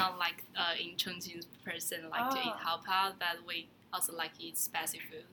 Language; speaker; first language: English; non-native, learner; Chinese